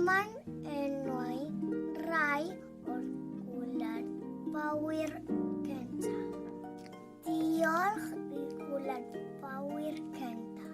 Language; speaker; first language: Welsh; non-native, learner; Spanish